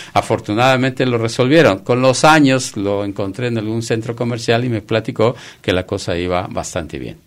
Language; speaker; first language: Spanish; native; Spanish